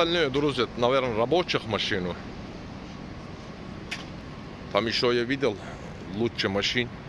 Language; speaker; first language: Russian; non-native, learner; Turkish